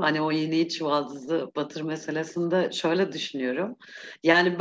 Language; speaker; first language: Turkish; native; Turkish